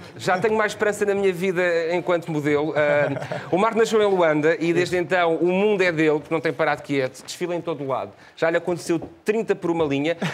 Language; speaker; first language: Portuguese; native; Portuguese